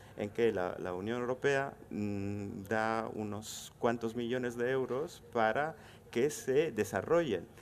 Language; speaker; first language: Spanish; non-native, fluent; Italian